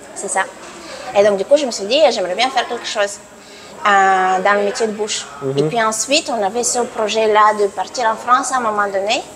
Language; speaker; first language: French; non-native, fluent; Russian